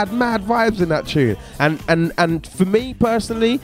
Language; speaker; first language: English; native; English